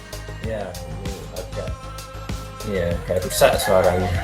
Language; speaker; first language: Indonesian; native; Indonesian